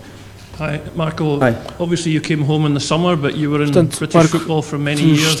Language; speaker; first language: English; non-native, fluent; Portuguese